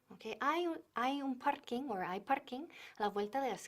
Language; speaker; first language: Spanish; non-native, fluent; English